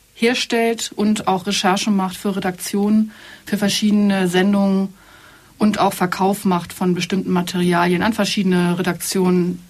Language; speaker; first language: German; native; German